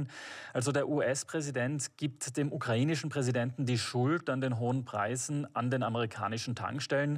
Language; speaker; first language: German; native; German